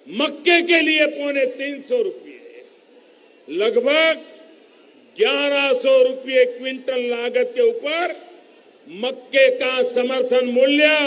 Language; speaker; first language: Hindi; non-native, local second language; Gujarati